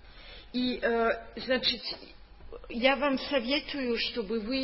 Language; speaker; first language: Russian; non-native, fluent; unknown